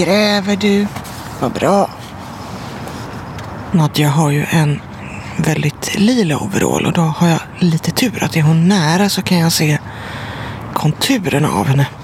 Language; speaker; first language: Swedish; native; Swedish